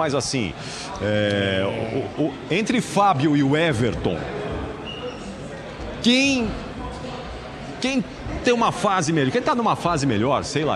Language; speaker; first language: Portuguese; native; Portuguese